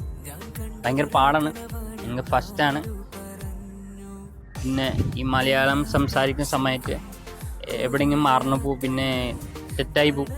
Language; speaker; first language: Malayalam; non-native, learner; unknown